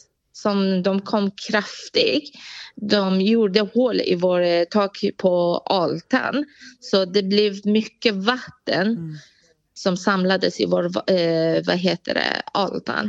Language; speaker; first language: Swedish; non-native, fluent; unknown